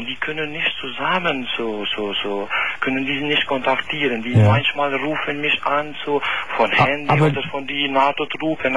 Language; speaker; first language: German; non-native, learner; Albanian